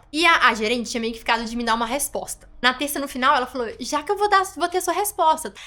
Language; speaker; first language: Portuguese; native; Portuguese